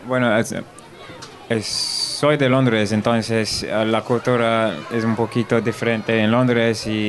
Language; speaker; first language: Spanish; non-native, learner; English